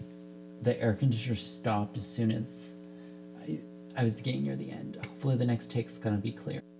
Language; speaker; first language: English; native; English